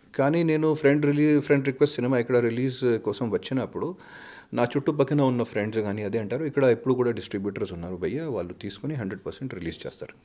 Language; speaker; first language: Telugu; non-native, fluent; Hindi